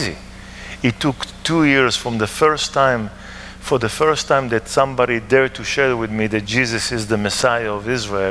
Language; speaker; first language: English; non-native, fluent; Hebrew